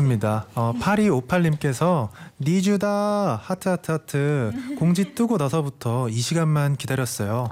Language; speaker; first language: Korean; native; Korean